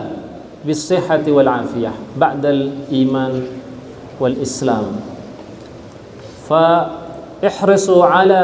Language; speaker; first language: Arabic; non-native, fluent; Indonesian